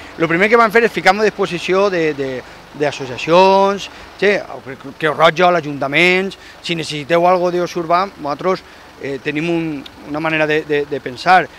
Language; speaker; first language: Catalan; native; Catalan